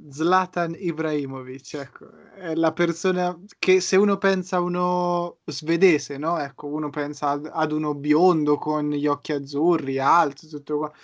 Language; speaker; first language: Italian; native; Italian